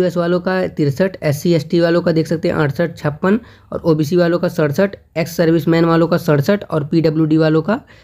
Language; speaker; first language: Hindi; native; Hindi